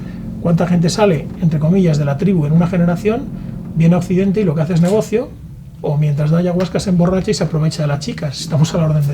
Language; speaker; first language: Spanish; native; Spanish